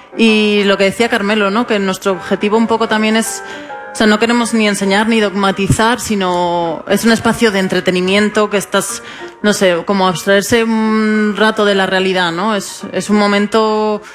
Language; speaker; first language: Spanish; native; Spanish